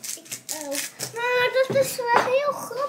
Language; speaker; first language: Dutch; early bilingual, other home language; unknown